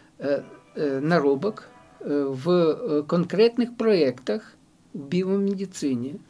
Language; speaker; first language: Ukrainian; non-native, local second language; Russian